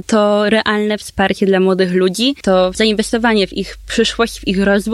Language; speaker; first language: Polish; native; Polish